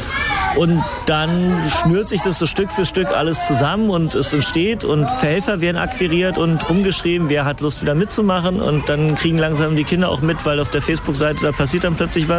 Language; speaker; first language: German; native; German